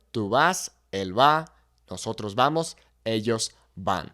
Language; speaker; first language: Spanish; non-native, fluent; English